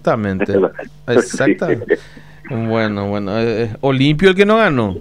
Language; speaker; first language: Spanish; native; Spanish